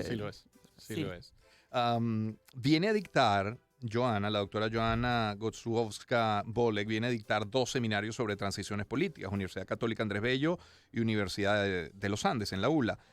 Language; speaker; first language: Spanish; native; Spanish